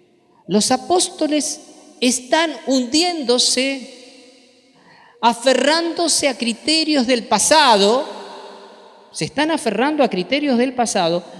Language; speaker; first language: Spanish; native; Spanish